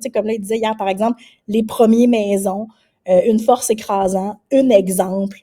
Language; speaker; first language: French; native; French